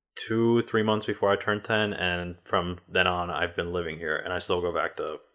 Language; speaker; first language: English; early bilingual, other home language; Spanish